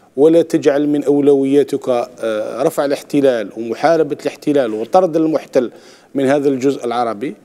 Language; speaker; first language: Arabic; native; Arabic